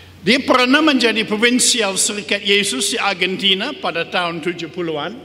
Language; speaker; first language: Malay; non-native, fluent; English